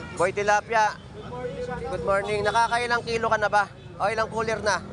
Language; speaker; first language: Filipino; native; Filipino